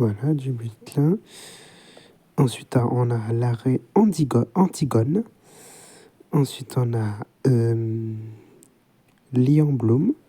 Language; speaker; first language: French; native; French